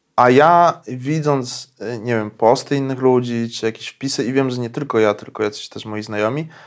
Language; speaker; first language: Polish; native; Polish